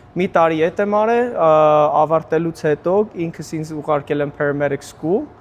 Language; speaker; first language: Armenian; early bilingual, heritage; Armenian